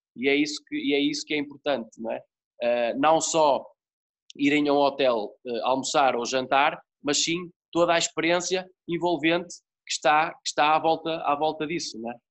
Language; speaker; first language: Portuguese; native; Portuguese